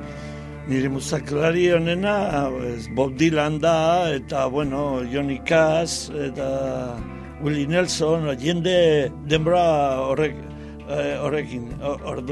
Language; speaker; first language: Basque; non-native, learner; Spanish